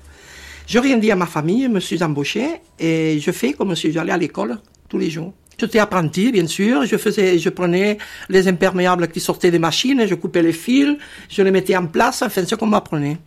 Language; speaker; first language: French; non-native, fluent; Spanish